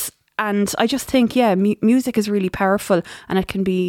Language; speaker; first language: English; native; English